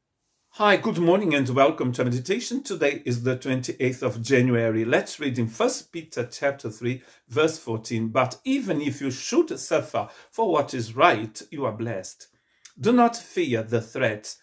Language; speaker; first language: English; non-native, fluent; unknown